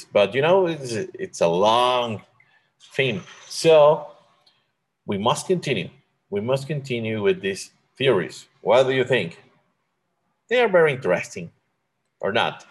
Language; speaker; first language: English; non-native, learner; Spanish